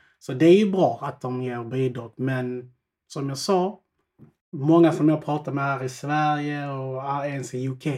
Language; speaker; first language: Swedish; early bilingual, other home language; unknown